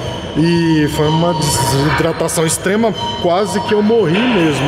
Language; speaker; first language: Portuguese; native; Portuguese